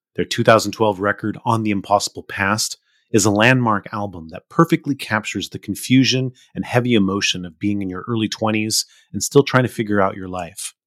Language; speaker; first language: English; native; English